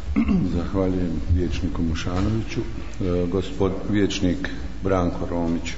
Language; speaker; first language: Croatian; native; Croatian